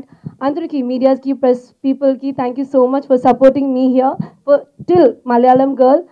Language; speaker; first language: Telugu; non-native, learner; Malayalam